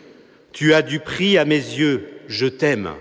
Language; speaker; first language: French; native; French